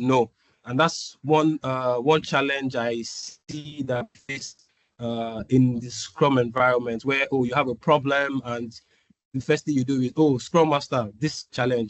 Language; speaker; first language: English; non-native, local second language; Yoruba